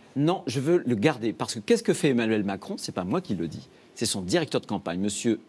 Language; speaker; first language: French; native; French